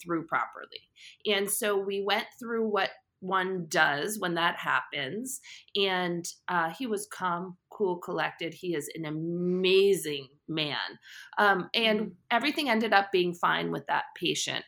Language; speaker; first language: English; native; English